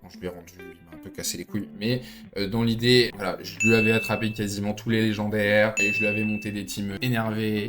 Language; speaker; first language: French; native; French